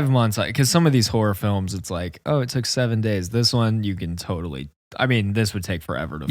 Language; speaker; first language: English; native; English